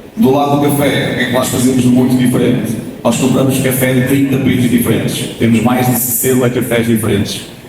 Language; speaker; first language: Portuguese; native; Portuguese